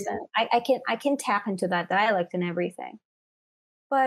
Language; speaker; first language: English; non-native, fluent; Persian